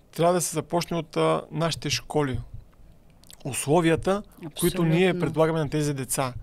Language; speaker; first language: Bulgarian; native; Bulgarian